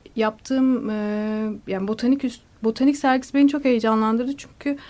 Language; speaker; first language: Turkish; native; Turkish